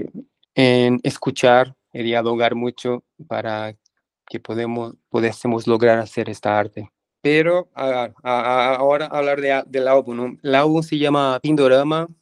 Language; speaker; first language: Spanish; non-native, fluent; Portuguese